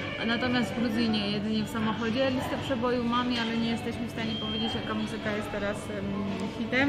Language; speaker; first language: Polish; non-native, fluent; Georgian